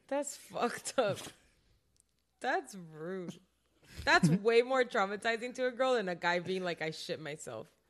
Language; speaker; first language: English; early bilingual, other home language; Spanish